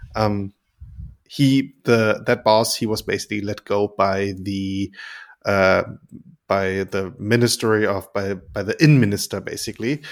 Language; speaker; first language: English; non-native, fluent; German